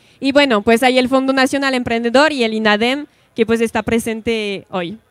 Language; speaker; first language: Spanish; non-native, fluent; French